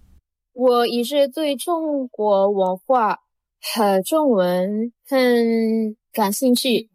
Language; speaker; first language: Chinese; non-native, learner; Indonesian